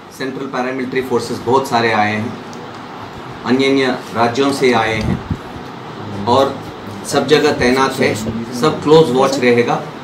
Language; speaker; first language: Hindi; non-native, local second language; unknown